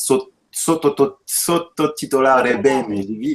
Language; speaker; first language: Italian; non-native, fluent; French